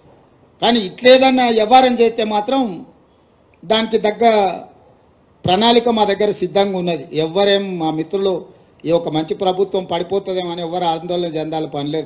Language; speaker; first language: Telugu; native; Telugu